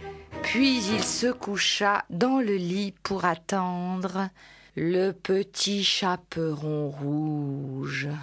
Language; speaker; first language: French; native; French